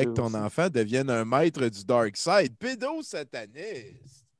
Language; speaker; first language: French; native; French